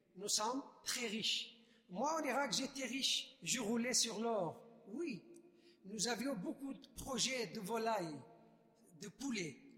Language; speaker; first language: French; non-native, fluent; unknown